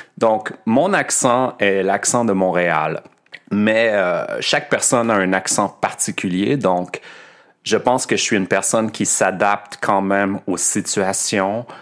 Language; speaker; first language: French; native; French